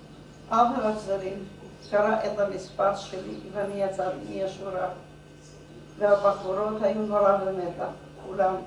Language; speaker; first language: Hebrew; non-native, fluent; Hungarian